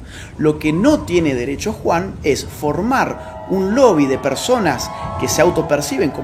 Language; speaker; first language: Spanish; native; Spanish